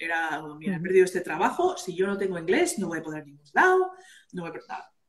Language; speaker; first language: Spanish; early bilingual, other home language; English